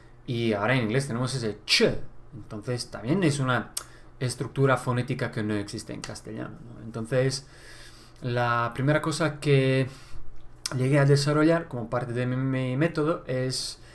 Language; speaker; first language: Spanish; non-native, fluent; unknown